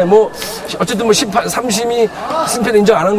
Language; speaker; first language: Korean; native; Korean